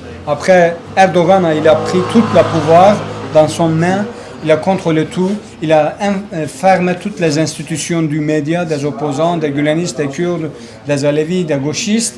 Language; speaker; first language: French; non-native, learner; Kurdish